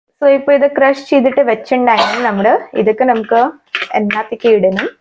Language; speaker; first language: Malayalam; native; Malayalam